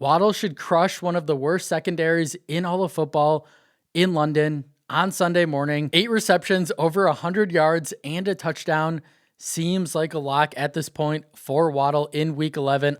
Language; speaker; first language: English; native; English